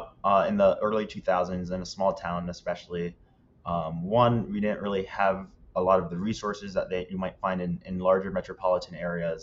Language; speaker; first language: English; native; English